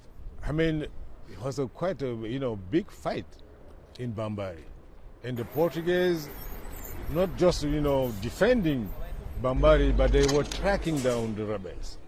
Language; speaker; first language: English; non-native, fluent; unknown